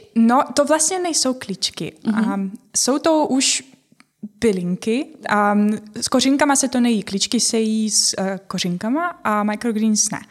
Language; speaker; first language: Czech; non-native, fluent; Ukrainian